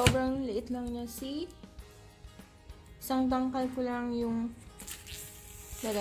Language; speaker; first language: Filipino; native; Filipino